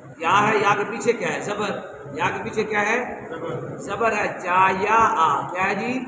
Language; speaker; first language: Urdu; non-native, local second language; Punjabi